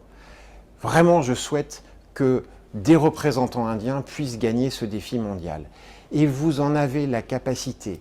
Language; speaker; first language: French; native; French